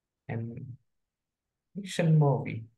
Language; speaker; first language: English; non-native, learner; Vietnamese